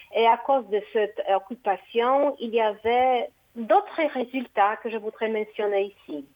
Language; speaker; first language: French; non-native, fluent; Portuguese